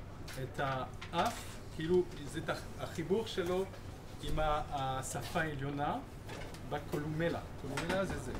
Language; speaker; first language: Hebrew; non-native, fluent; French